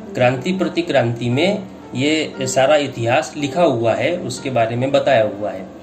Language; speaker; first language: Hindi; non-native, local second language; Marathi